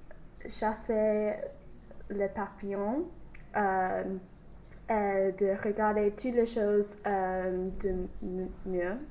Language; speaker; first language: French; non-native, learner; English